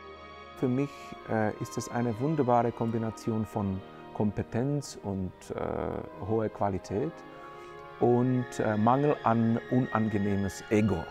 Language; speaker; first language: German; non-native, fluent; Czech